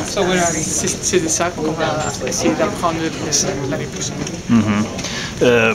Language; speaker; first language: French; non-native, local second language; Dutch